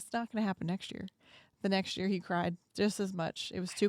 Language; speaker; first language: English; native; English